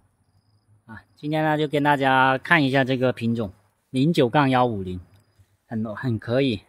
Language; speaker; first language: Chinese; non-native, local second language; Cantonese